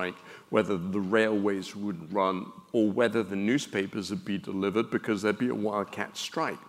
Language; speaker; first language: English; native; English